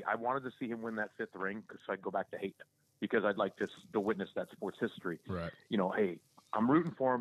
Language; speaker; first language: English; native; English